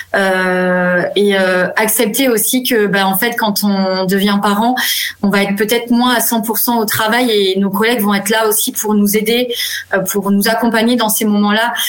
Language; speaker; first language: French; native; French